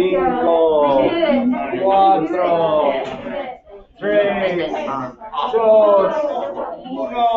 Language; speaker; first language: Spanish; non-native, fluent; English